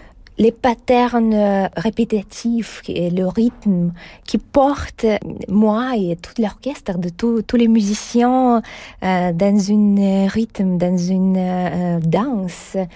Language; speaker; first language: French; non-native, fluent; Russian